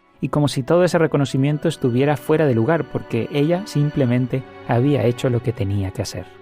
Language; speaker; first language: Spanish; native; Spanish